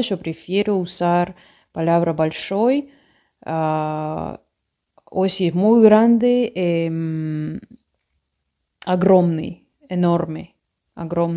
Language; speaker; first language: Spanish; non-native, fluent; Russian